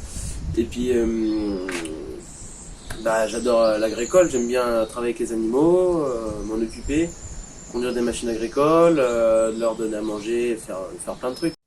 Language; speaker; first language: French; native; French